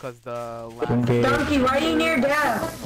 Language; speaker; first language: English; native; English